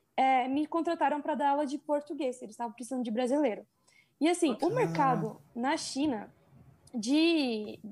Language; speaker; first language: Portuguese; native; Portuguese